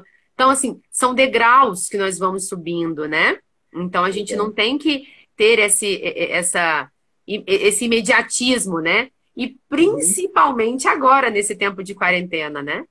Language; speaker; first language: Portuguese; native; Portuguese